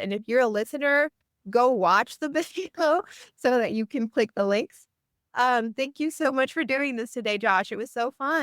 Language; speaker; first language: English; native; English